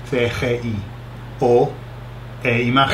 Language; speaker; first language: Spanish; non-native, fluent; English